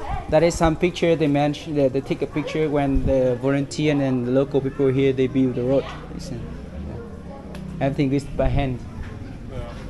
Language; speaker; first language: English; non-native, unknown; Vietnamese